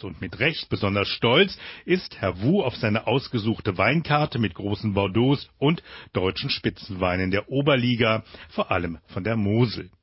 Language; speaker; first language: German; native; German